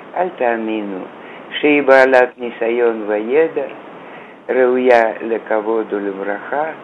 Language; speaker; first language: Hebrew; non-native, fluent; Russian